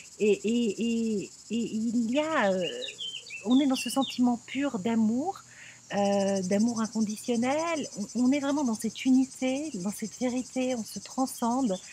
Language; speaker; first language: French; native; French